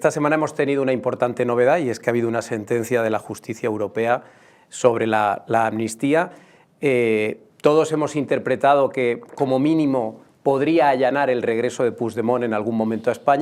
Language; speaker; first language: Spanish; native; Spanish